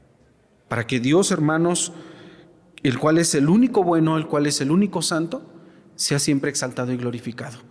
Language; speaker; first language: Spanish; native; Spanish